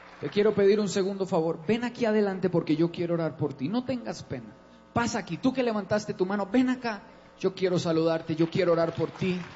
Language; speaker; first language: Spanish; native; Spanish